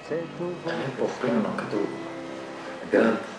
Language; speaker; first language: Bulgarian; non-native, learner; Arabic